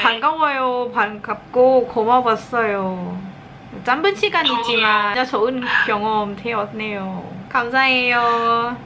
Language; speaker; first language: Korean; non-native, learner; Thai